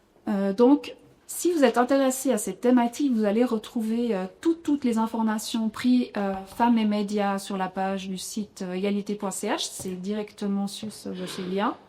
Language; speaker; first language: French; native; French